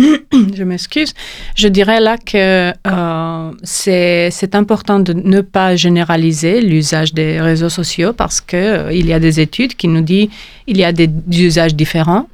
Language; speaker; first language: French; non-native, fluent; Romanian